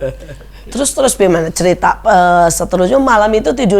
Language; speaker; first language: Indonesian; native; Indonesian